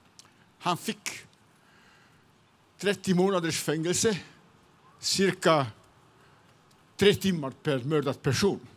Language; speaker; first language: Swedish; non-native, fluent; Serbian